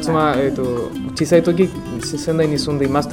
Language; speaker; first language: Japanese; non-native, learner; Spanish